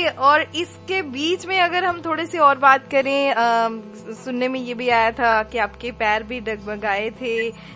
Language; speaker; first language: Hindi; non-native, local second language; Punjabi